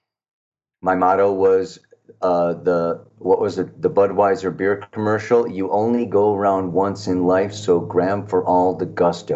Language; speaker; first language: English; native; English